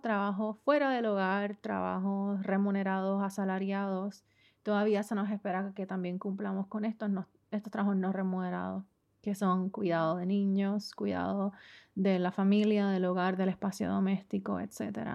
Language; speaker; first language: Spanish; native; Spanish